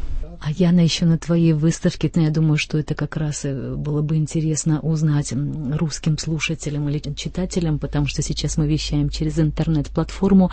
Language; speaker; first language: Russian; native; Russian